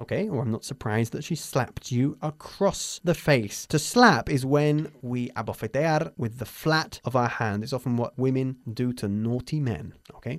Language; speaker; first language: English; native; English